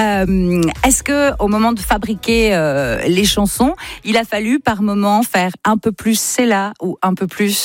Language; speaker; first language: French; native; French